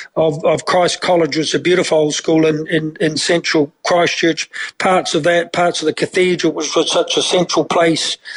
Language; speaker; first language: English; native; English